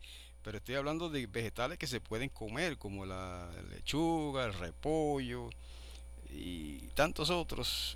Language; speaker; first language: Spanish; native; Spanish